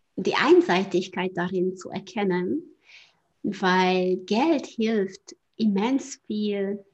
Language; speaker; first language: German; non-native, fluent; Hungarian